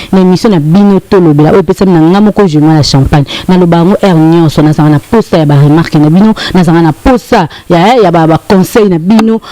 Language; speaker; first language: Lingala; native; Lingala